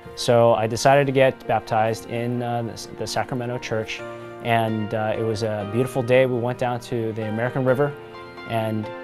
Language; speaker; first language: English; native; English